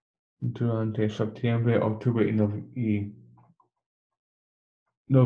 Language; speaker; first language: Spanish; non-native, learner; English